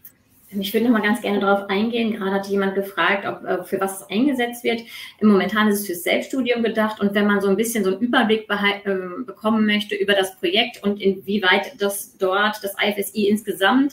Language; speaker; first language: German; native; German